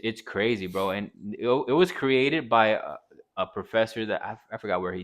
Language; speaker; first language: English; native; English